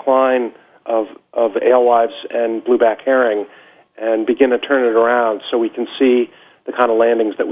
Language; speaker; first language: English; native; English